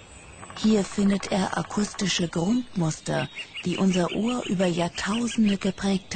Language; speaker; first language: German; native; German